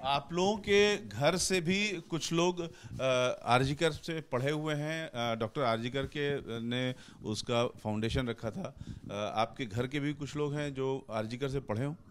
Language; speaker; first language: Hindi; native; Hindi